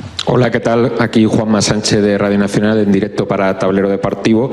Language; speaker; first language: Spanish; native; Spanish